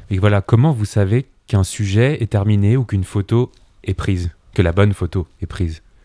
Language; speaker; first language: French; native; French